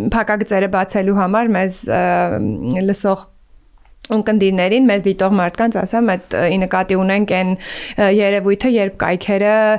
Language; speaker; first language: Armenian; native; Armenian